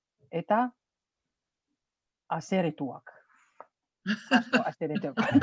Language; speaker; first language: Basque; non-native, fluent; Slovenian